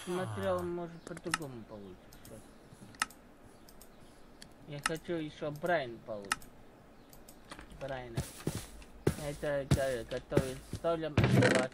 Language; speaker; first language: Russian; non-native, learner; English